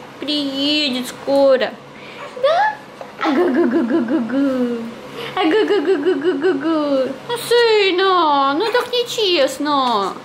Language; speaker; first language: Russian; native; Russian